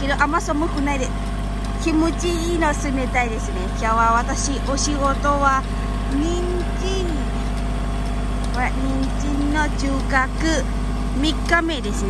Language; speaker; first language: Japanese; non-native, learner; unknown